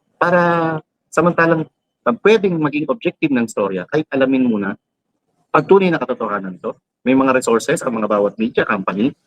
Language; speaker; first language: Filipino; native; Filipino